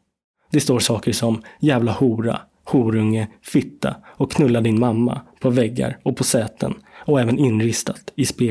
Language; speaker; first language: Swedish; native; Swedish